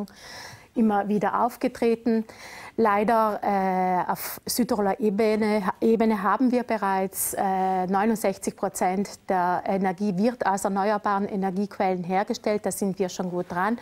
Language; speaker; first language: German; native; German